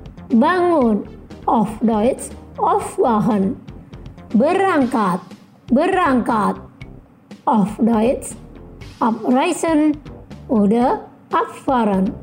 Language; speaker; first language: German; non-native, fluent; Indonesian